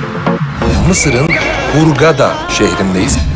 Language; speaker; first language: Turkish; native; Turkish